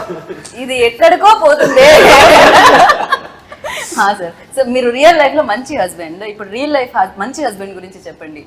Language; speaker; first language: Telugu; native; Telugu